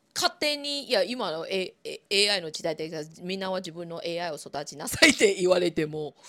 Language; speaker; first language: Japanese; non-native, fluent; Chinese